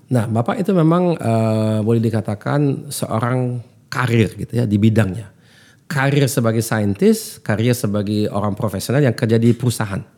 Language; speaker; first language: Indonesian; early bilingual, heritage; German